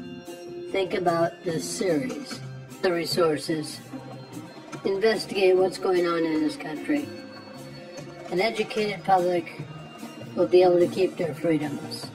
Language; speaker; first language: English; native; English